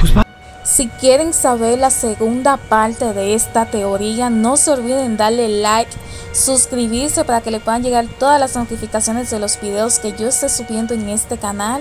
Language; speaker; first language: Spanish; native; Spanish